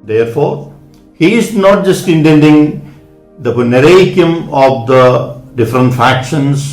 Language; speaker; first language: English; non-native, local second language; Malayalam